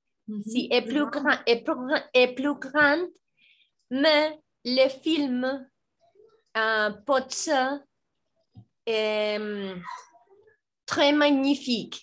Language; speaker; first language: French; non-native, learner; Spanish